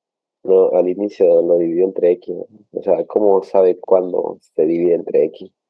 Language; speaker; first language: Spanish; native; Spanish